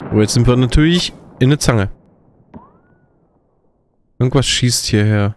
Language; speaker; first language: German; native; German